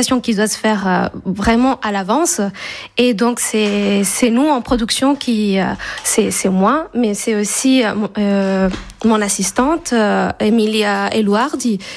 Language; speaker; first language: French; non-native, fluent; Spanish